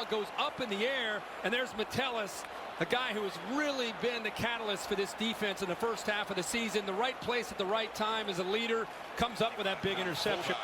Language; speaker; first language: English; native; English